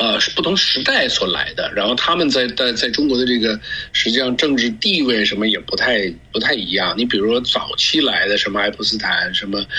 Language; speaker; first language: Chinese; early bilingual, other home language; English